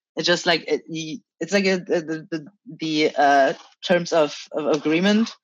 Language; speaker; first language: English; early bilingual, other home language; Chinese